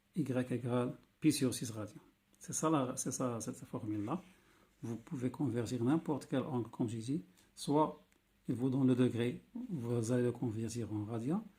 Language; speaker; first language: French; non-native, local second language; Arabic